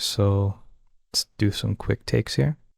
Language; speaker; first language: English; native; English